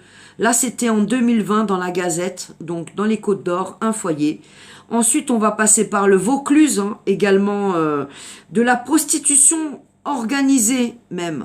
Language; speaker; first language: French; native; French